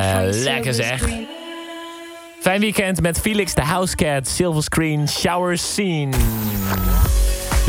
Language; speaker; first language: Dutch; native; Dutch